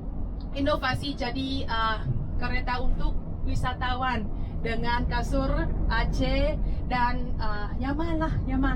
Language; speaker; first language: Indonesian; non-native, fluent; Vietnamese